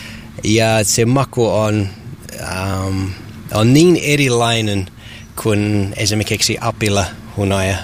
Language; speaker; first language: Finnish; non-native, fluent; English